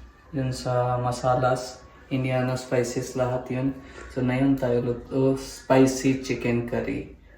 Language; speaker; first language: Filipino; non-native, learner; Hindi